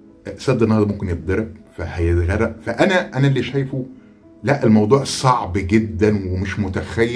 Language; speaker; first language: Arabic; native; Arabic